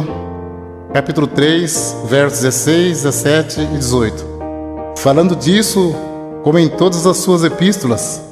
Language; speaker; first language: Portuguese; native; Portuguese